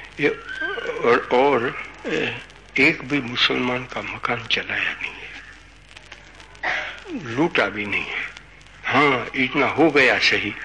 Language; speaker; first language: Hindi; non-native, local second language; Gujarati